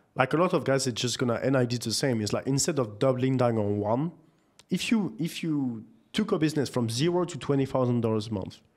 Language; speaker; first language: English; non-native, fluent; French